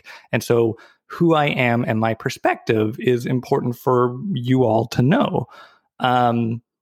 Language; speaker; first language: English; native; English